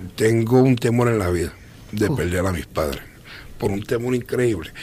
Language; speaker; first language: Spanish; early bilingual, heritage; Spanish